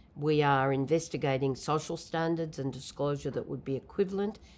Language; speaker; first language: English; native; English